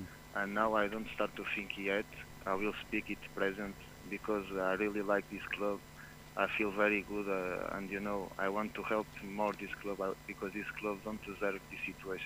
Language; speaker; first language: English; non-native, fluent; Portuguese